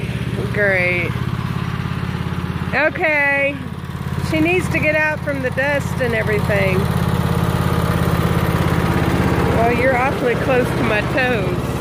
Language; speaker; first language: English; native; English